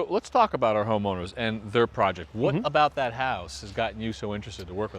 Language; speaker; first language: English; native; English